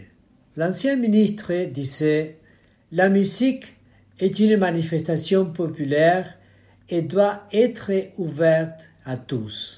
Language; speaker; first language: French; non-native, fluent; Spanish